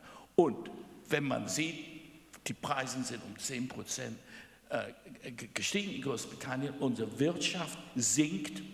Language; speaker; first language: German; non-native, fluent; English